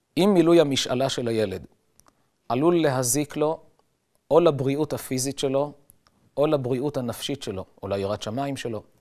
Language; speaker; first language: Hebrew; native; Hebrew